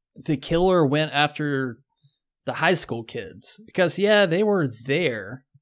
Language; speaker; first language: English; native; English